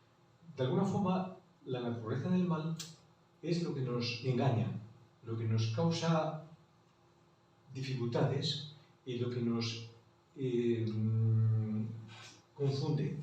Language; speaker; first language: Spanish; native; Spanish